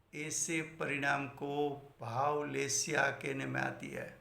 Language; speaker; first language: Hindi; non-native, local second language; Gujarati